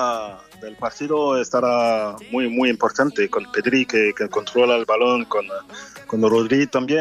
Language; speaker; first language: Spanish; non-native, fluent; French